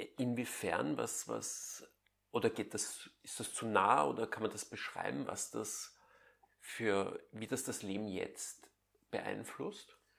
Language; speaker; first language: German; native; German